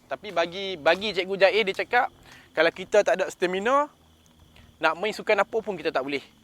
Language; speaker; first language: Malay; native; Malay